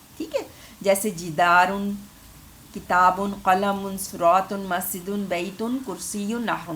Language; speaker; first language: Urdu; native; Urdu